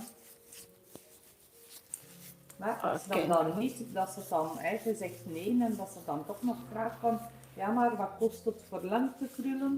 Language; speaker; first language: Dutch; native; Dutch